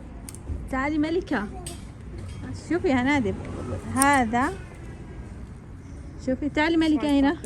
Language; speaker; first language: Arabic; non-native, fluent; Hindi